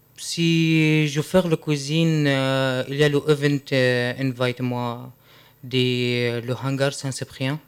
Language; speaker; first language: French; non-native, learner; Arabic